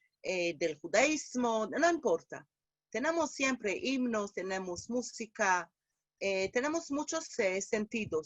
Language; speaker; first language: Spanish; non-native, fluent; Hebrew